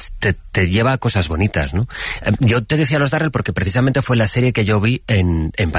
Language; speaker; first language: Spanish; native; Spanish